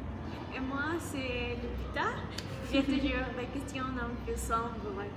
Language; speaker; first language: French; non-native, learner; Spanish